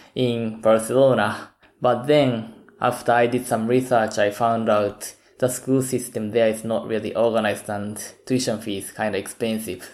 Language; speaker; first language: English; non-native, fluent; Japanese